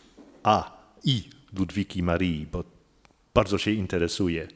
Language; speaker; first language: Polish; non-native, fluent; English